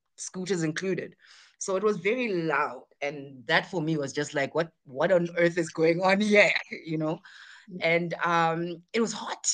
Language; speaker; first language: English; non-native, local second language; Zulu